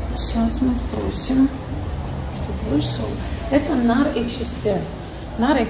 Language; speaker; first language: Russian; native; Russian